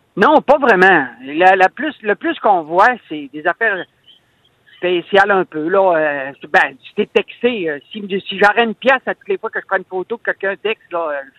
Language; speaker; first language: French; native; French